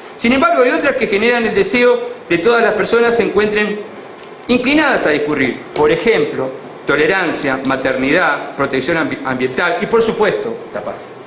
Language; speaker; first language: Spanish; native; Spanish